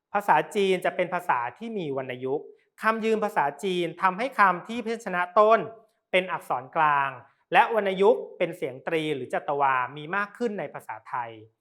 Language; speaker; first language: Thai; native; Thai